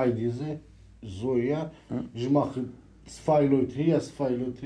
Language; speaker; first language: German; non-native, learner; Romanian